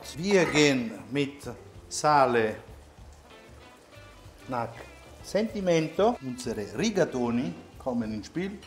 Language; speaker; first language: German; non-native, learner; Italian